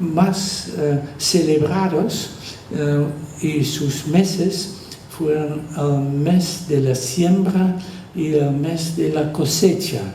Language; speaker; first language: Spanish; non-native, fluent; Dutch